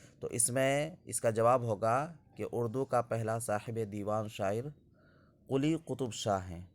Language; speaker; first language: Urdu; native; Urdu